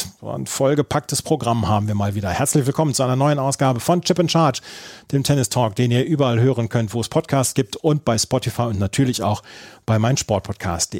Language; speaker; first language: German; native; German